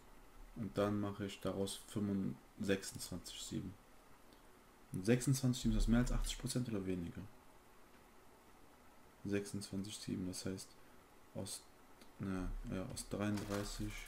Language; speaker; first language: German; native; German